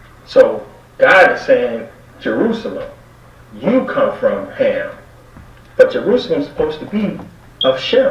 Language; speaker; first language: English; native; English